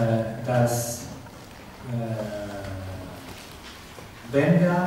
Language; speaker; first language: German; non-native, learner; Spanish